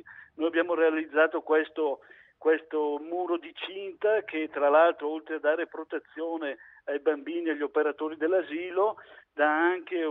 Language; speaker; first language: Italian; native; Italian